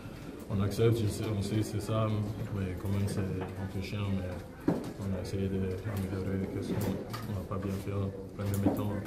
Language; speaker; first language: French; non-native, fluent; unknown